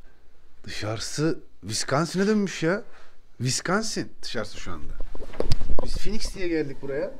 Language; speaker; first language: Turkish; native; Turkish